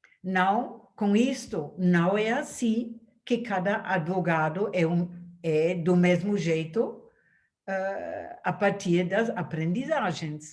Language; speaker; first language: Portuguese; non-native, fluent; German